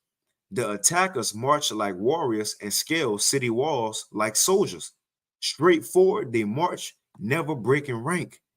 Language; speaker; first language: English; native; English